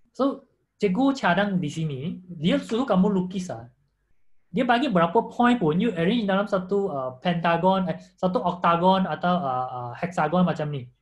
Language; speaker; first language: Malay; non-native, local second language; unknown